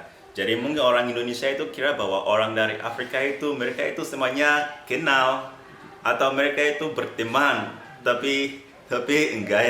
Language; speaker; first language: Indonesian; non-native, fluent; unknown